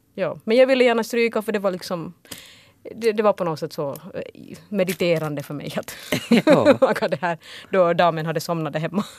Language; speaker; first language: Swedish; early bilingual, other home language; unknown